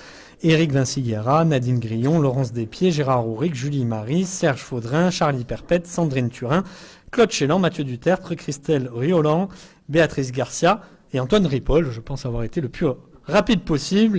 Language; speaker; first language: French; native; French